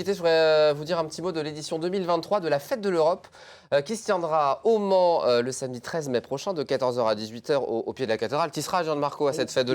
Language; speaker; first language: French; native; French